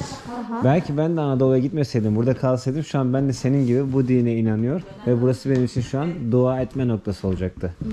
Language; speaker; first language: Turkish; native; Turkish